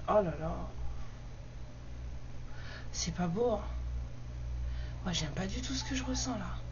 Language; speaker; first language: French; native; French